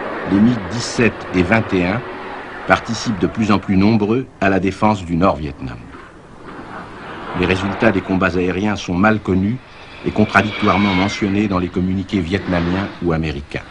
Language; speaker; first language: French; native; French